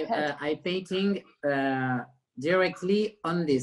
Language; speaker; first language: English; non-native, learner; French